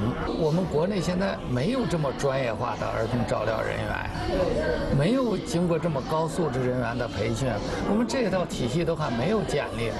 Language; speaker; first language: Chinese; native; Chinese